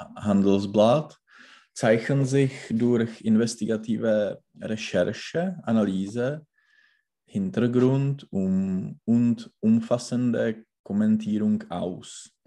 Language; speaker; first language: German; non-native, learner; Czech